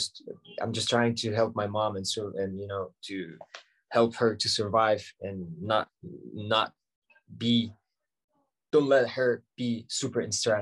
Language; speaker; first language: English; non-native, fluent; Ukrainian